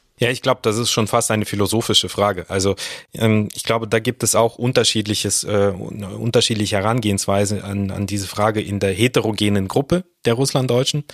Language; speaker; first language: German; early bilingual, other home language; Russian